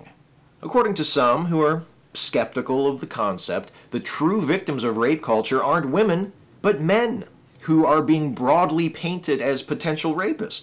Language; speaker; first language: English; native; English